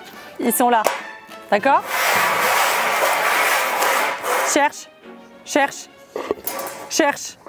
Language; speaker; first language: French; native; French